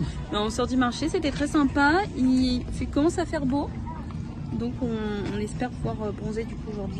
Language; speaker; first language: French; native; French